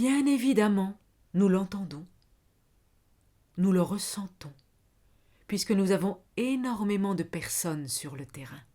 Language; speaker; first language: French; native; French